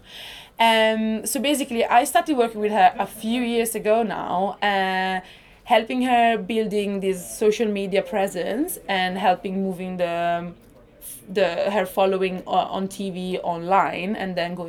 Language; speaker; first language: English; non-native, fluent; Italian